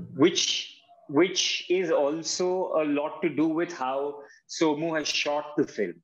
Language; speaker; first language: English; non-native, local second language; Hindi